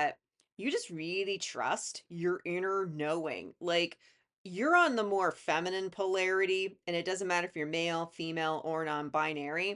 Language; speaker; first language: English; native; English